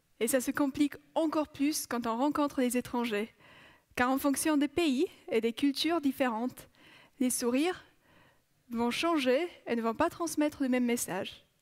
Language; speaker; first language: French; non-native, fluent; Polish